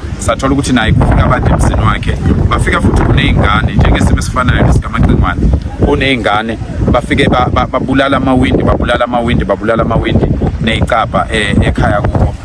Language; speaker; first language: Zulu; native; Zulu